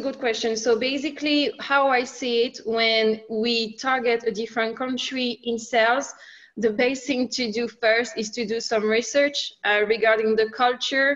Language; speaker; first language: English; non-native, fluent; French